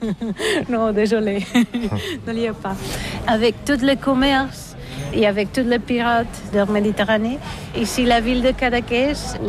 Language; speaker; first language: French; non-native, learner; Catalan